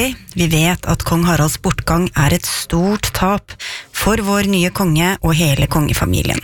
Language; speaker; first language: Norwegian; native; Norwegian